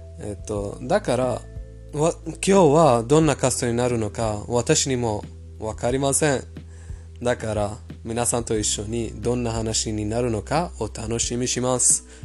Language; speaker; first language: Japanese; non-native, fluent; Persian